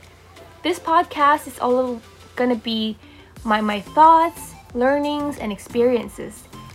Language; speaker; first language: English; non-native, local second language; Filipino